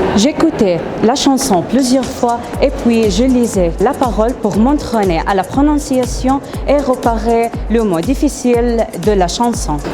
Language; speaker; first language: French; non-native, fluent; Arabic